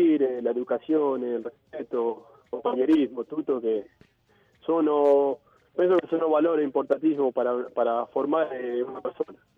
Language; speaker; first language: Italian; non-native, fluent; Spanish